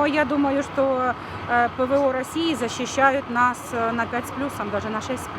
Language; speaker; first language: Russian; native; Russian